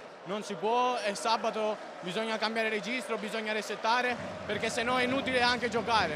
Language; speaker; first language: Italian; native; Italian